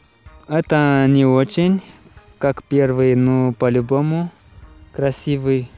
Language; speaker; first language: Russian; non-native, fluent; Romanian